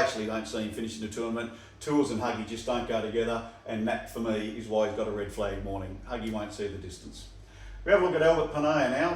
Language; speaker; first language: English; native; English